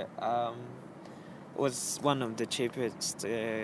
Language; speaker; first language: English; non-native, fluent; Japanese